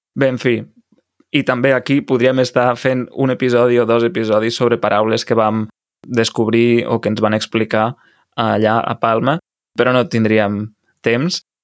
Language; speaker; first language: Catalan; native; Catalan